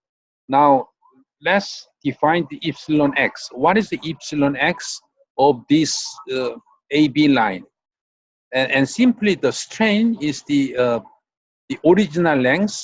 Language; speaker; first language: English; non-native, fluent; Korean